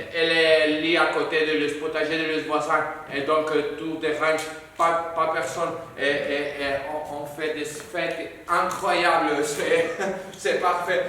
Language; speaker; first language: French; non-native, learner; Spanish